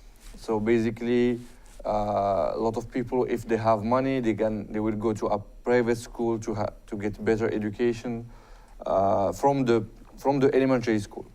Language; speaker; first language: English; non-native, fluent; Arabic